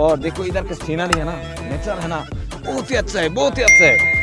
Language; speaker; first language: Hindi; non-native, local second language; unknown